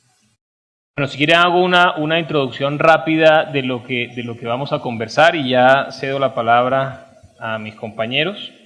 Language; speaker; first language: Spanish; native; Spanish